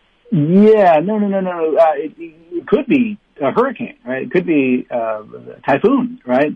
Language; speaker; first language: English; native; English